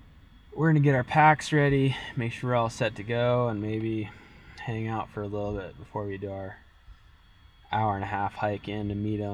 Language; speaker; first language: English; native; English